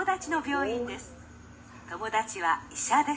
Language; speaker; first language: Japanese; non-native, learner; Filipino